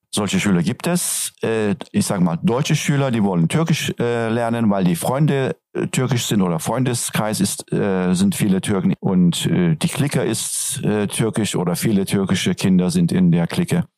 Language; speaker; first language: German; non-native, fluent; Turkish